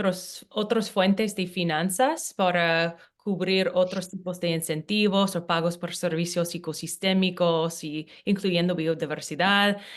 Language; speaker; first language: Spanish; non-native, fluent; English